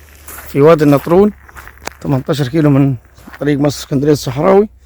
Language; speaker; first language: Arabic; native; Arabic